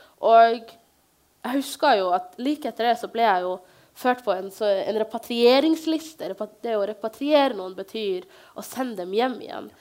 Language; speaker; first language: Norwegian; early bilingual, other home language; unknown